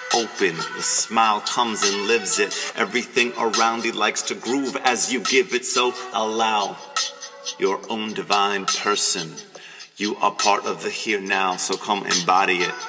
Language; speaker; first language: English; native; English